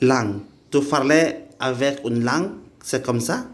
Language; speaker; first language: French; non-native, learner; Indonesian